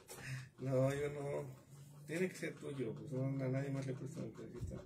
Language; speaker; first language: Spanish; native; Spanish